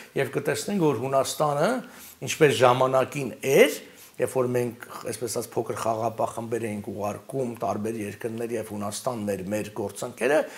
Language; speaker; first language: Armenian; native; Armenian